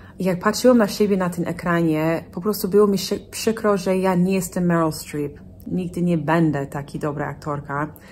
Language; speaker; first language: Polish; non-native, fluent; English